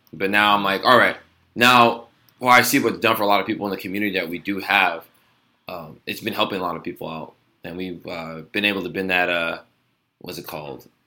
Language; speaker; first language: English; native; English